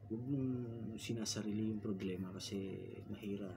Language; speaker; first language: Filipino; non-native, local second language; Cebuano